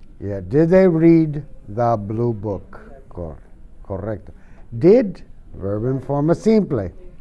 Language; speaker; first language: English; native; English